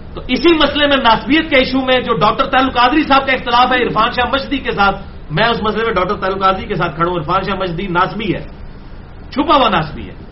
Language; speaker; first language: Urdu; non-native, local second language; Punjabi